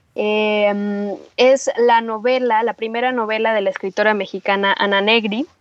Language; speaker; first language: Spanish; native; Spanish